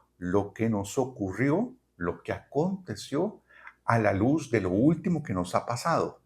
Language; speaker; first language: Spanish; native; Spanish